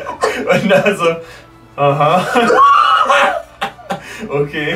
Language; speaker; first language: German; native; German